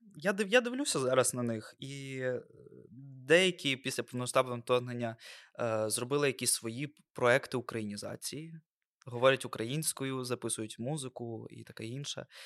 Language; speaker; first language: Ukrainian; non-native, local second language; Russian